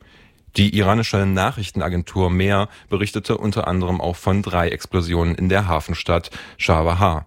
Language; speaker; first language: German; native; German